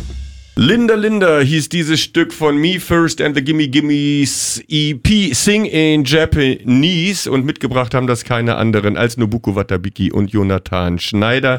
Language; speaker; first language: German; native; German